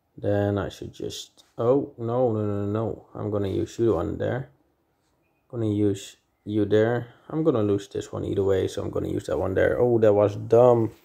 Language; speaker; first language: English; non-native, fluent; Dutch